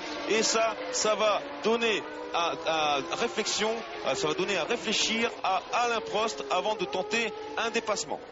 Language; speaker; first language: French; native; French